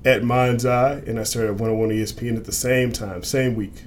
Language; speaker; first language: English; native; English